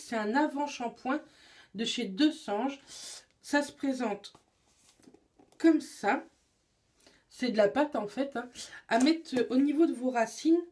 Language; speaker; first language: French; native; French